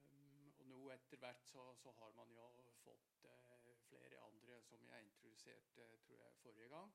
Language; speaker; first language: Norwegian; non-native, fluent; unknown